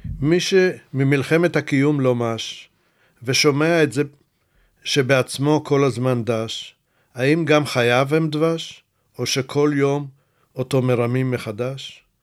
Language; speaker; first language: Hebrew; early bilingual, other home language; Russian